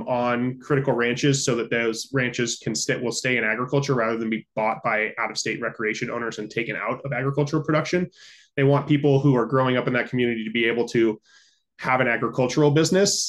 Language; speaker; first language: English; native; English